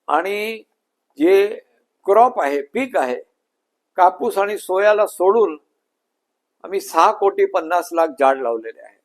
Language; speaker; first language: Marathi; non-native, local second language; Gujarati